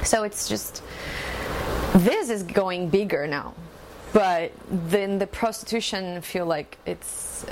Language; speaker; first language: English; non-native, fluent; Portuguese